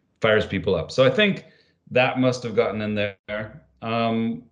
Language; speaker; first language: English; native; English